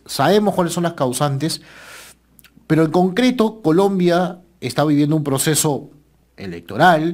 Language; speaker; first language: Spanish; native; Spanish